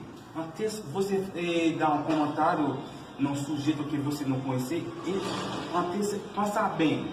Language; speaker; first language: Portuguese; non-native, learner; Haitian Creole